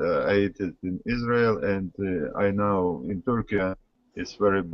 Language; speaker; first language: English; non-native, learner; Russian